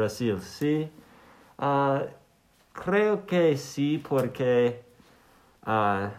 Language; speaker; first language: Spanish; non-native, learner; English